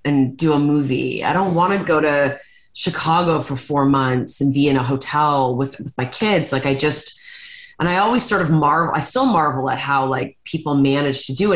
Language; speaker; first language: English; native; English